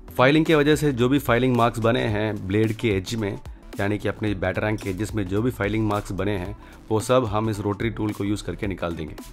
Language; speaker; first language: Hindi; non-native, local second language; Tamil